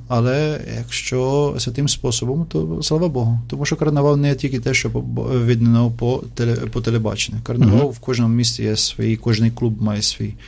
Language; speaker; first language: Ukrainian; non-native, fluent; Portuguese